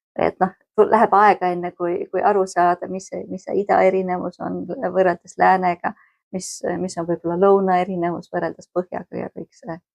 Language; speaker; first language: Estonian; native; Estonian